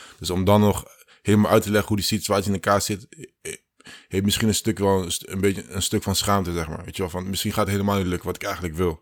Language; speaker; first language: Dutch; early bilingual, other home language; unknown